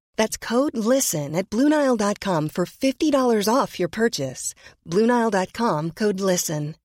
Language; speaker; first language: French; non-native, fluent; English